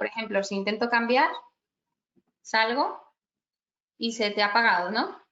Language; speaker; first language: Spanish; native; Spanish